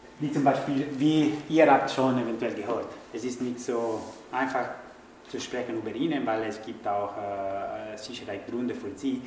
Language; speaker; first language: German; non-native, fluent; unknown